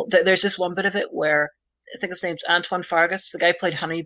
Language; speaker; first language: English; native; English